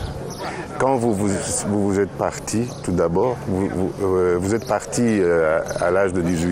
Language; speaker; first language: French; non-native, fluent; Greek